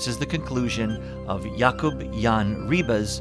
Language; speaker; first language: English; native; English